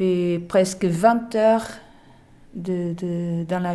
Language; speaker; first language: French; non-native, learner; Portuguese